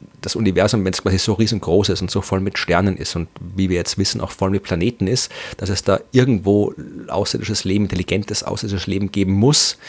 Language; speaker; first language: German; native; German